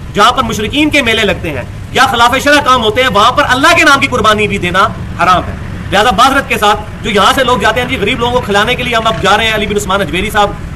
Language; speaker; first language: Urdu; non-native, local second language; Punjabi